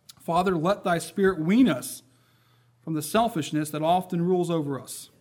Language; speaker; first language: English; native; English